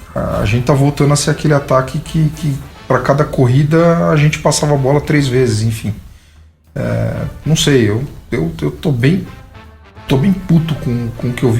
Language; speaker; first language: Portuguese; native; Portuguese